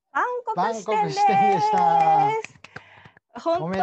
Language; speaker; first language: Japanese; native; Japanese